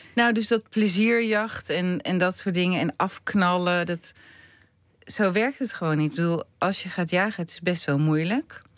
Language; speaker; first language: Dutch; native; Dutch